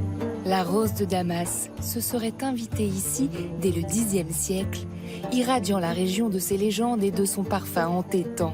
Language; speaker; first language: French; native; French